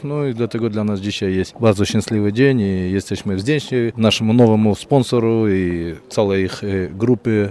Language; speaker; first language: Polish; non-native, fluent; Russian